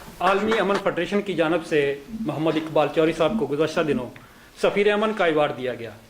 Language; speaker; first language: Urdu; native; Urdu